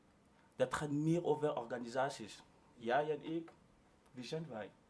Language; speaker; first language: Dutch; non-native, learner; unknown